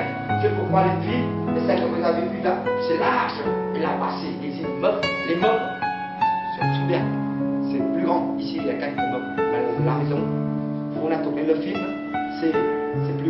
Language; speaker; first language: French; non-native, learner; Vietnamese